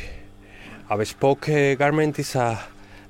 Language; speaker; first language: English; non-native, fluent; Spanish